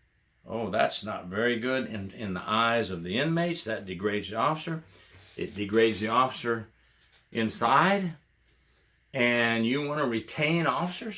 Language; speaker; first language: English; native; English